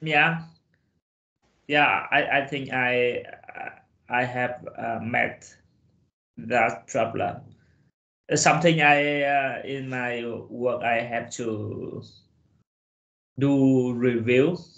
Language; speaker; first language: English; non-native, learner; Vietnamese